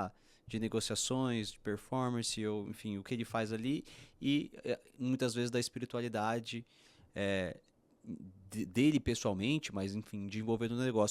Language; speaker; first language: Portuguese; native; Portuguese